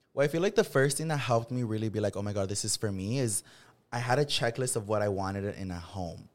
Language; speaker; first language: English; native; English